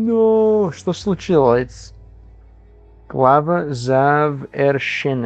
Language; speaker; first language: Russian; non-native, learner; English